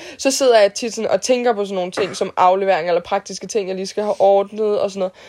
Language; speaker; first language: Danish; native; Danish